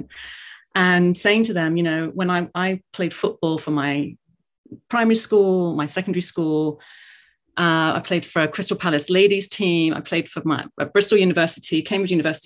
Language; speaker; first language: English; native; English